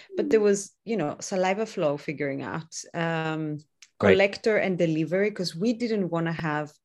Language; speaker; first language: English; non-native, fluent; Greek